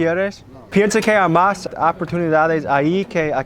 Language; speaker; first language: Spanish; non-native, learner; English